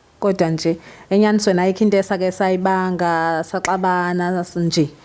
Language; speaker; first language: Zulu; non-native, local second language; Xhosa